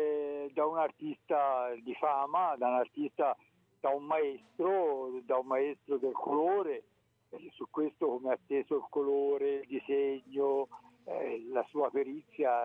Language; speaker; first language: Italian; native; Italian